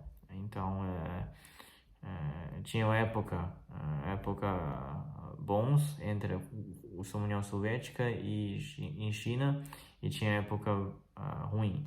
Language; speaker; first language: Portuguese; non-native, fluent; Chinese